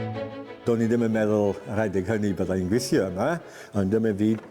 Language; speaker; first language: Welsh; native; Welsh